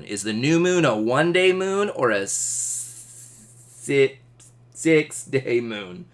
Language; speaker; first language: English; native; English